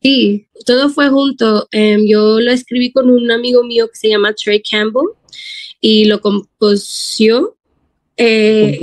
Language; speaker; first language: Spanish; early bilingual, heritage; Spanish